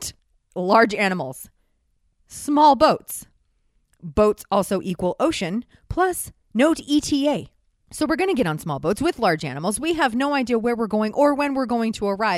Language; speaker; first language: English; native; English